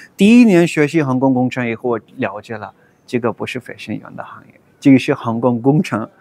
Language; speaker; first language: Chinese; non-native, fluent; Urdu